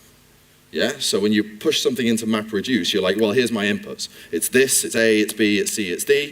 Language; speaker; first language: English; native; English